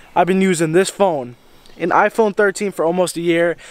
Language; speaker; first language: English; native; English